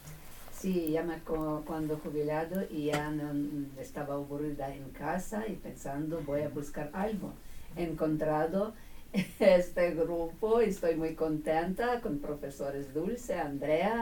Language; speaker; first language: Spanish; non-native, learner; Ukrainian